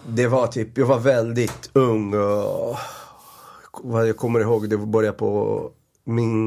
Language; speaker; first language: Swedish; non-native, fluent; Portuguese